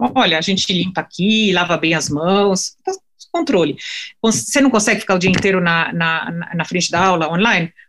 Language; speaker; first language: Portuguese; non-native, fluent; French